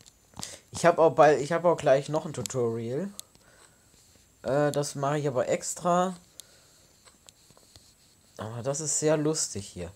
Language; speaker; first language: German; native; German